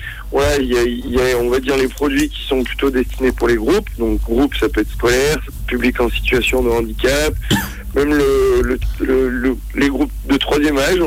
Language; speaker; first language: French; native; French